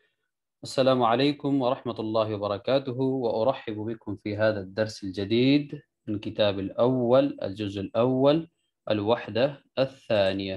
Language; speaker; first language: Arabic; non-native, fluent; Urdu